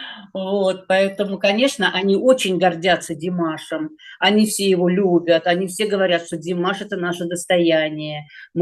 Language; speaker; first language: Russian; native; Russian